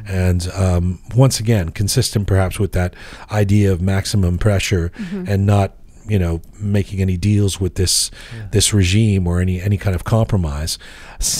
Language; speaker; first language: English; native; English